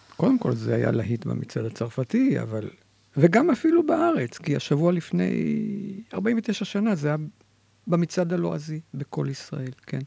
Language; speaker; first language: Hebrew; native; Hebrew